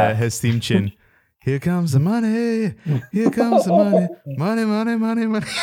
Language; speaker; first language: English; native; English